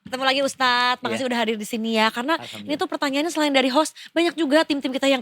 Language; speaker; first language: Indonesian; native; Indonesian